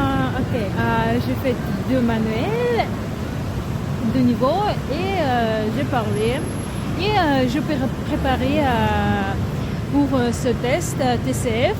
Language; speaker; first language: French; non-native, learner; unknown